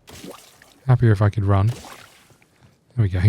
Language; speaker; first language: English; native; English